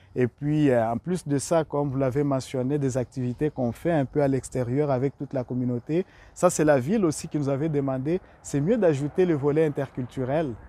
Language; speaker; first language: French; non-native, local second language; Rundi